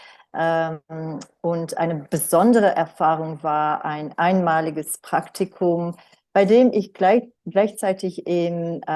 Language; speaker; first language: German; non-native, fluent; Romanian